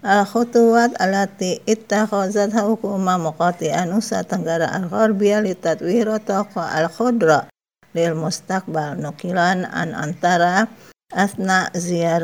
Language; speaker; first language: Arabic; non-native, learner; Indonesian